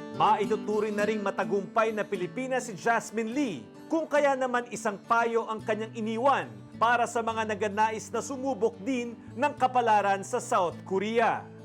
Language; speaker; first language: Filipino; native; Filipino